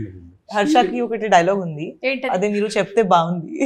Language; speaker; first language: Telugu; non-native, learner; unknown